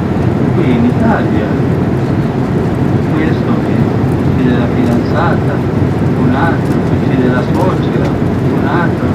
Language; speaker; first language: Italian; non-native, fluent; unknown